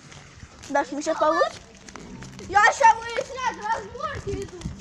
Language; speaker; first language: Russian; native; Russian